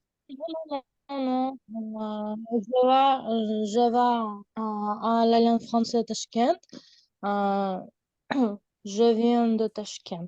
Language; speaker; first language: French; non-native, learner; Uzbek